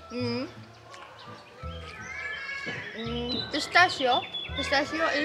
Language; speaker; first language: English; non-native, fluent; Indonesian